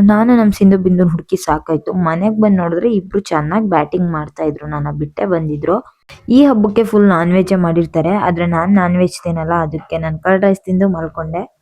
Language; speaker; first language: Kannada; non-native, local second language; Lambadi